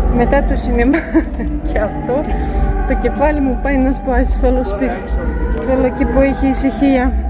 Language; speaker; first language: Greek; non-native, fluent; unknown